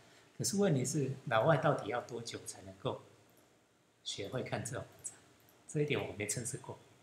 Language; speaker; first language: Chinese; native; Chinese